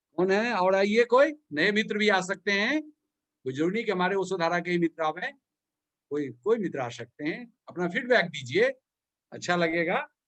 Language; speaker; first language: Hindi; native; Hindi